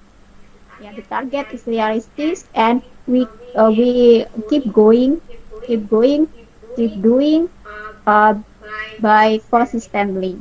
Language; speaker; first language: English; non-native, learner; Indonesian